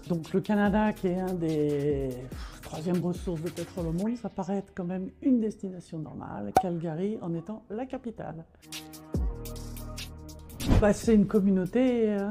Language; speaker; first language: French; native; French